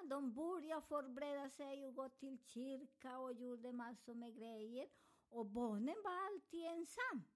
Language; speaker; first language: Swedish; non-native, learner; Spanish